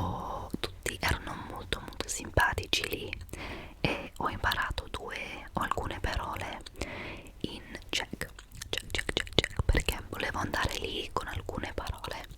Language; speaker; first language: Italian; non-native, fluent; English